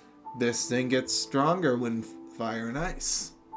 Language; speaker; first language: English; native; English